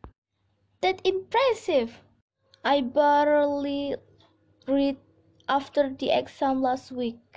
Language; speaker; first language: English; non-native, learner; Indonesian